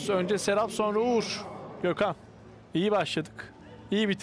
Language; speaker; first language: Turkish; native; Turkish